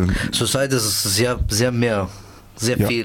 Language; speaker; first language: German; non-native, learner; Persian